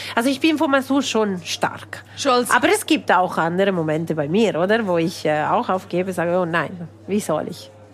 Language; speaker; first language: German; non-native, local second language; Italian